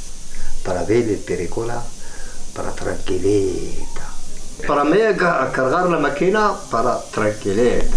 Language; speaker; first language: Spanish; non-native, learner; Arabic